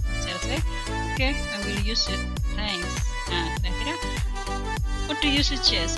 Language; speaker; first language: English; non-native, fluent; Indonesian